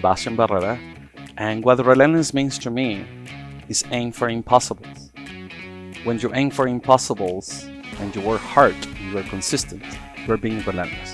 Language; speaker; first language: English; early bilingual, other home language; Portuguese